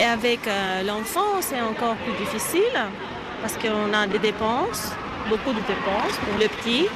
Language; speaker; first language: French; non-native, fluent; Greek